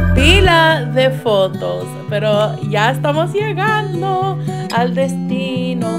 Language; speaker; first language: Spanish; non-native, fluent; English